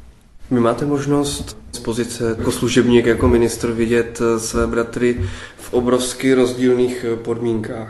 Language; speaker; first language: Czech; native; Czech